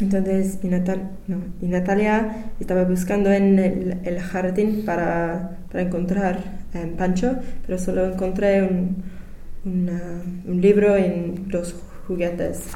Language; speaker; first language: Spanish; non-native, learner; English